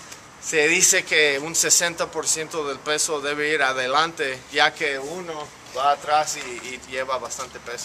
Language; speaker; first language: Spanish; non-native, fluent; English